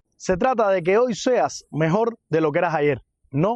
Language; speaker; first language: Spanish; native; Spanish